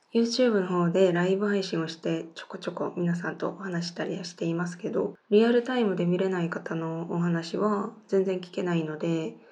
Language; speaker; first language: Japanese; non-native, fluent; Korean